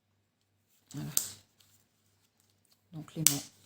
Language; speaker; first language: French; native; French